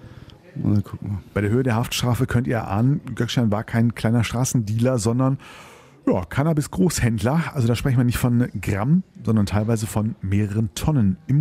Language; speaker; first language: German; native; German